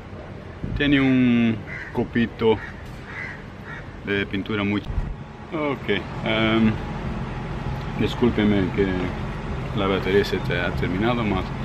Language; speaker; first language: Spanish; non-native, fluent; Portuguese